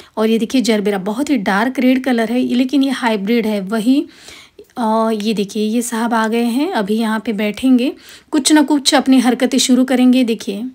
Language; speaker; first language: Hindi; non-native, local second language; Marathi